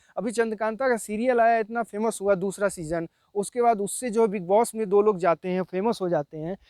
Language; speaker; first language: Hindi; native; Hindi